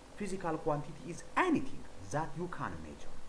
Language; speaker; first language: English; non-native, local second language; Amharic